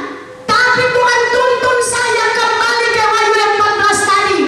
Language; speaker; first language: Indonesian; native; Indonesian